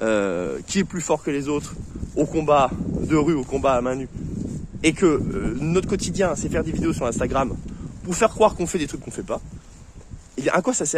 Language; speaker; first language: French; native; French